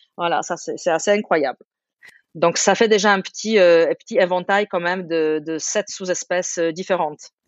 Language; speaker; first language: French; non-native, fluent; Polish